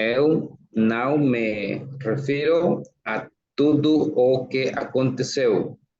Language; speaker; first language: Portuguese; non-native, learner; Spanish